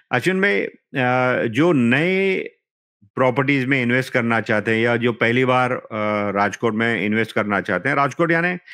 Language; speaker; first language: Hindi; non-native, local second language; Marathi